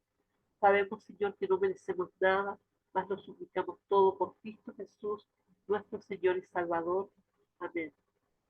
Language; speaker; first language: Spanish; native; Spanish